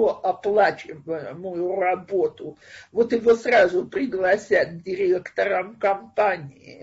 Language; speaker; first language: Russian; native; Russian